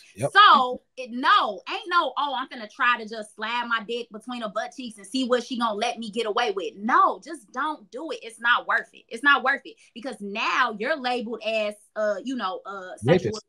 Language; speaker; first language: English; native; English